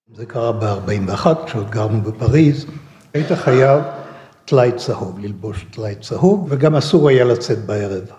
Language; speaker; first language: Hebrew; early bilingual, other home language; French